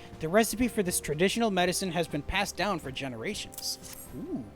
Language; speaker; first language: English; native; English